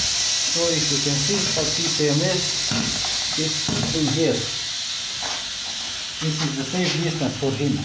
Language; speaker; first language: English; non-native, learner; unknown